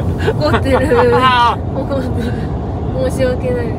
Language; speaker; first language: Japanese; native; Japanese